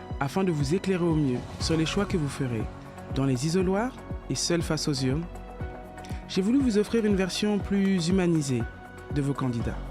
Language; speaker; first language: French; native; French